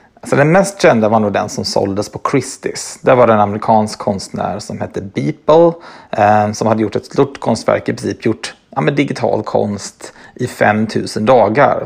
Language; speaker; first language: Swedish; native; Swedish